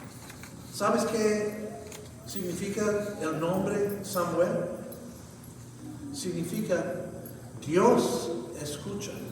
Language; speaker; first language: Spanish; non-native, fluent; English